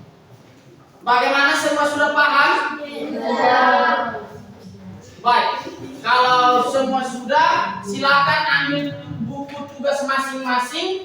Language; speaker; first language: Indonesian; native; Indonesian